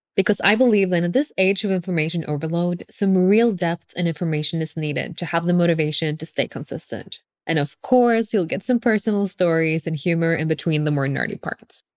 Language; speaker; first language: English; non-native, fluent; Norwegian